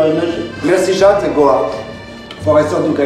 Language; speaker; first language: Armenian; non-native, learner; French